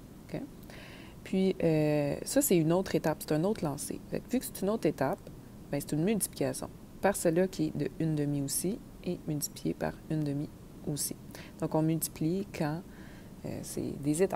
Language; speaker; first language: French; native; French